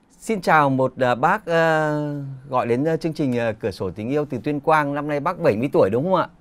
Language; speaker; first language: Vietnamese; native; Vietnamese